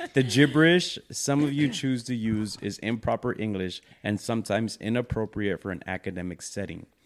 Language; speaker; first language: English; early bilingual, other home language; Spanish